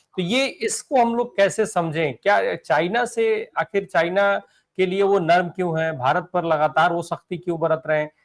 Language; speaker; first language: Hindi; native; Hindi